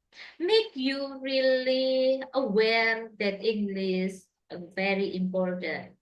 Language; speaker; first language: English; non-native, fluent; Indonesian